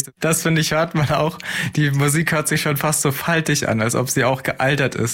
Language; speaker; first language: German; native; German